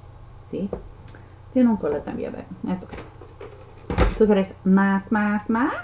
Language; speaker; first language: Spanish; non-native, learner; English